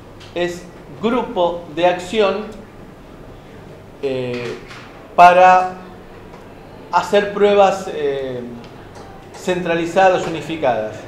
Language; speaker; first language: Spanish; native; Spanish